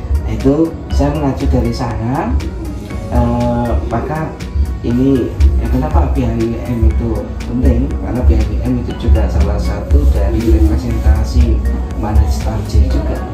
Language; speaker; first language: Indonesian; native; Indonesian